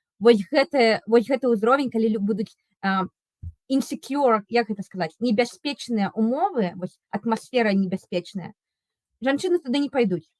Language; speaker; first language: Belarusian; non-native, local second language; Russian